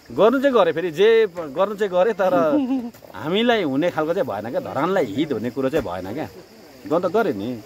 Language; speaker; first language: Nepali; native; Nepali